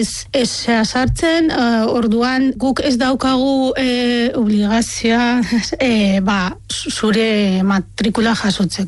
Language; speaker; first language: Basque; non-native, fluent; Arabic